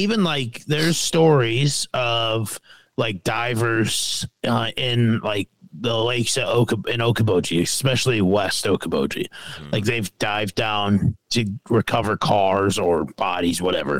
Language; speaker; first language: English; native; English